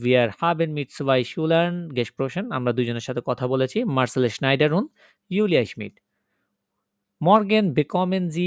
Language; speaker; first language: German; non-native, learner; Bangla